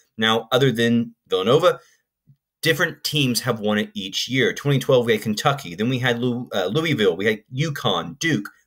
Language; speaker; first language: English; native; English